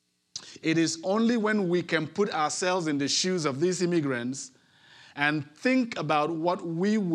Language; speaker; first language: English; non-native, local second language; Ibibio